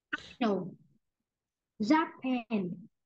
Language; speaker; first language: English; non-native, learner; Vietnamese